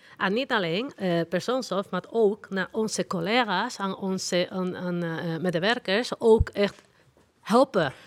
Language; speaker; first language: Dutch; non-native, learner; Spanish